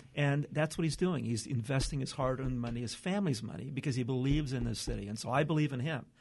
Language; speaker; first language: English; early bilingual, other home language; Portuguese